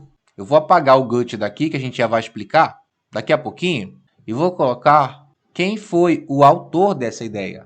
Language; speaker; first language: Portuguese; native; Portuguese